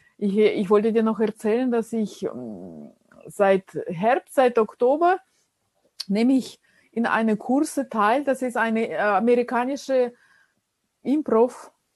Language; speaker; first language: German; non-native, fluent; Russian